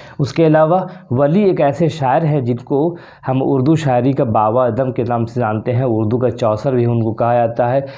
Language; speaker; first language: Urdu; native; Urdu